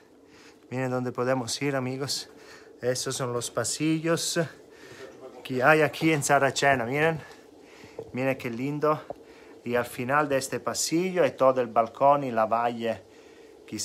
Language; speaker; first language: Spanish; non-native, fluent; Italian